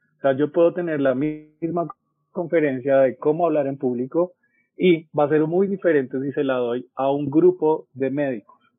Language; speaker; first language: Spanish; native; Spanish